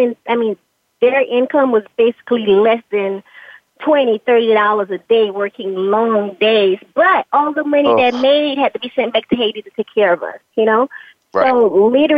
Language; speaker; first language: English; early bilingual, other home language; Haitian Creole